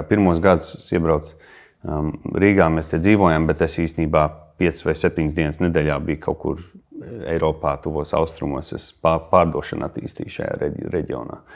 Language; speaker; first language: Latvian; early bilingual, heritage; Latvian